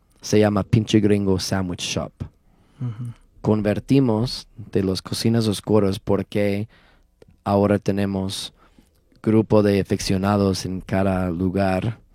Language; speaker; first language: Spanish; non-native, learner; English